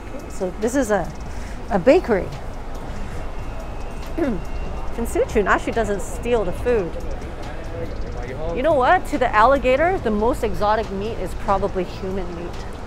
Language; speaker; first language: English; early bilingual, other home language; Cantonese